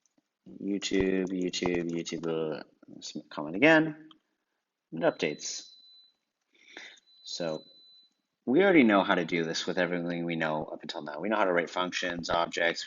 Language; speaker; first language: English; native; English